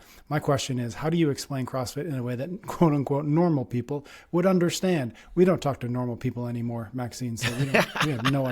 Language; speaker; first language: English; native; English